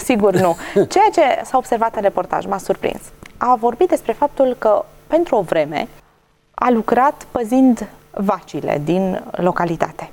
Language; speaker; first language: Romanian; native; Romanian